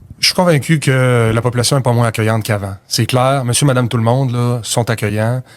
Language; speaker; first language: French; native; French